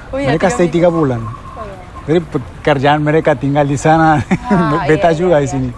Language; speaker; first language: Indonesian; non-native, fluent; Spanish